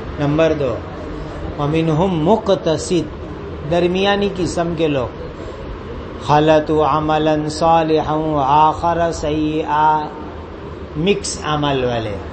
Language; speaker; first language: Urdu; non-native, local second language; Gujarati